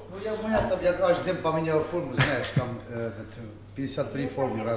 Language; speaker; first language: Russian; non-native, local second language; Armenian